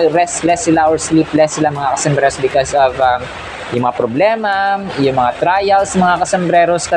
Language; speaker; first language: Filipino; native; Filipino